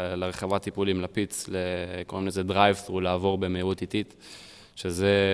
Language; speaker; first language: Hebrew; early bilingual, heritage; Hebrew